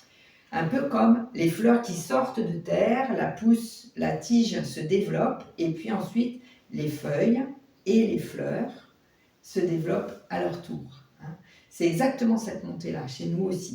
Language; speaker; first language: French; native; French